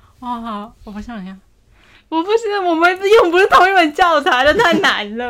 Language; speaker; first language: Chinese; native; Chinese